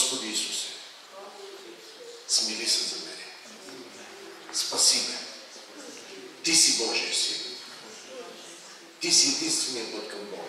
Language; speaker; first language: Bulgarian; native; Bulgarian